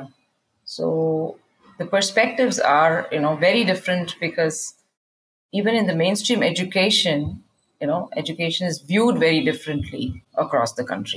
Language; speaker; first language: English; non-native, local second language; Kannada